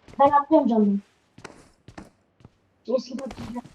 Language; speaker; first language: Turkish; native; Turkish